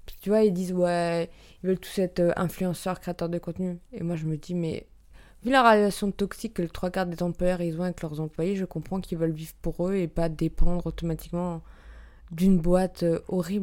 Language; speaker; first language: French; native; French